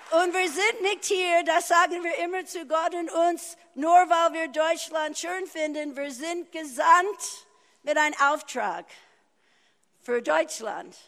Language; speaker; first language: German; non-native, fluent; English